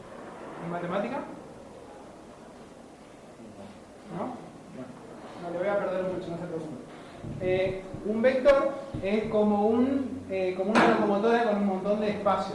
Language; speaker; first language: Spanish; native; Spanish